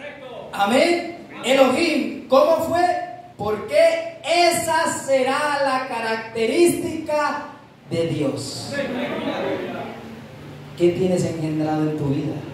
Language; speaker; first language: Spanish; native; Spanish